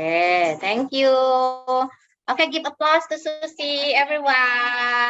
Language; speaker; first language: English; non-native, fluent; Indonesian